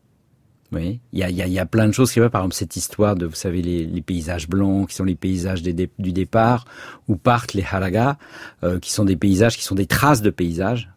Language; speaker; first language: French; native; French